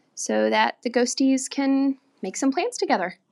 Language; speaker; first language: English; native; English